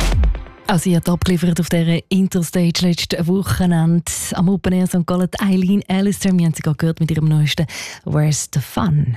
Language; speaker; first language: German; native; German